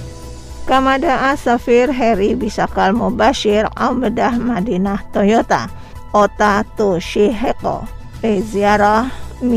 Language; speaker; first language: Arabic; non-native, fluent; Indonesian